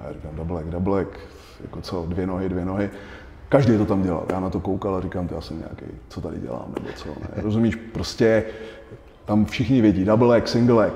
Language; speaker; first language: Czech; native; Czech